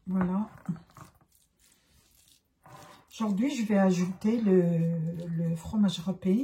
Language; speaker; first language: French; non-native, local second language; Arabic